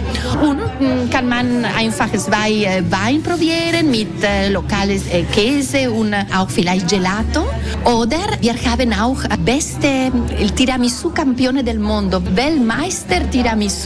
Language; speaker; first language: German; non-native, local second language; Italian